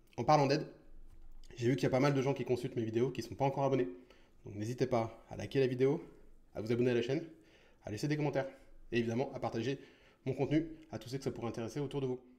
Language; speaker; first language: French; native; French